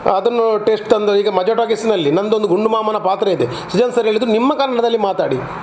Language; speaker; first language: Kannada; non-native, local second language; Tulu